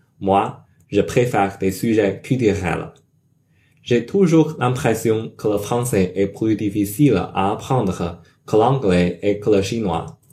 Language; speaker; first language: French; non-native, learner; Chinese